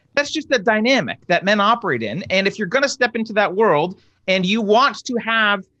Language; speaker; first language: English; native; English